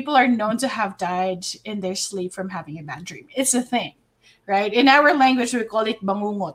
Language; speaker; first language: English; non-native, local second language; Filipino